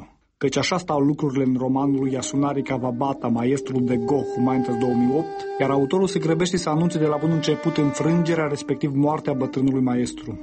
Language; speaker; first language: Romanian; native; Romanian